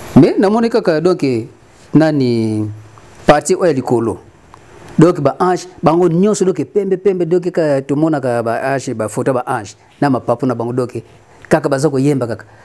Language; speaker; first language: Lingala; non-native, local second language; Kituba (Democratic Republic of Congo)